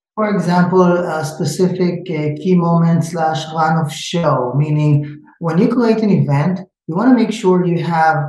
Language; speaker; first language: English; non-native, fluent; Hebrew